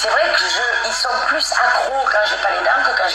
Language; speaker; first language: French; native; French